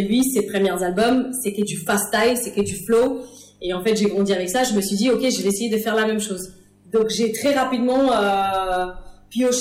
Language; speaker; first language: French; non-native, fluent; English